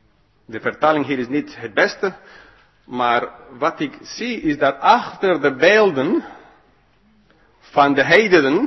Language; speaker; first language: Dutch; non-native, fluent; English